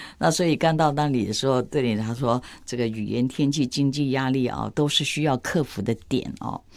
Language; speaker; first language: Chinese; native; Chinese